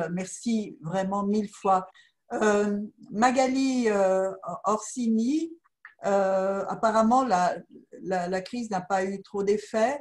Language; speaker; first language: French; native; French